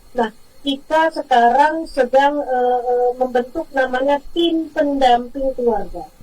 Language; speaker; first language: Indonesian; native; Indonesian